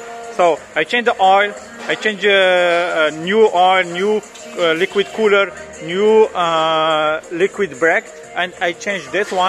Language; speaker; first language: English; non-native, learner; French